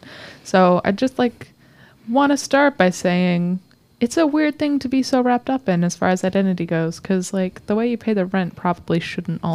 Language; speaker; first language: English; native; English